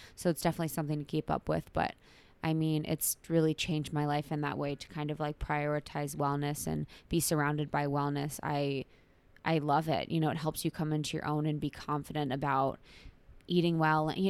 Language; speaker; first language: English; native; English